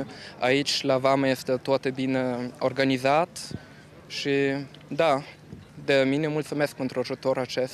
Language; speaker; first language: Romanian; non-native, learner; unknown